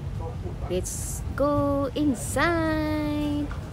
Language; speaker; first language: English; non-native, local second language; Filipino